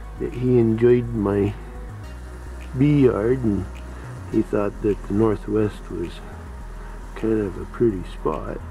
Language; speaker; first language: English; native; English